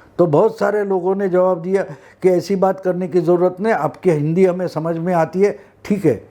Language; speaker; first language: Hindi; non-native, local second language; Marathi